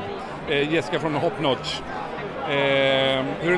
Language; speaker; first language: Swedish; native; Swedish